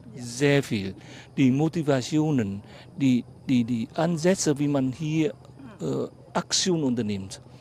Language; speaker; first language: German; non-native, fluent; Vietnamese